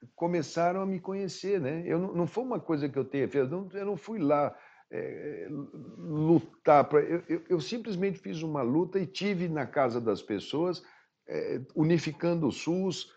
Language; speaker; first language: Portuguese; native; Portuguese